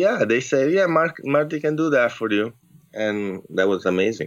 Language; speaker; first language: English; non-native, fluent; Italian